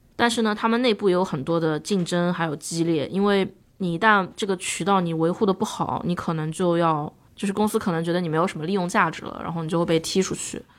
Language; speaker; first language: Chinese; native; Chinese